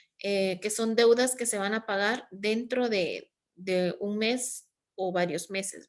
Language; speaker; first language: Spanish; native; Spanish